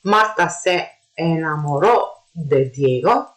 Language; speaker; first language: Spanish; non-native, fluent; Turkish